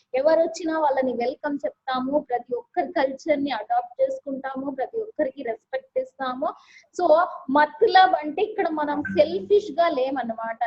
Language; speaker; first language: Telugu; non-native, local second language; Urdu